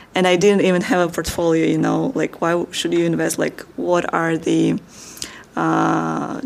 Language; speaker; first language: English; non-native, fluent; Russian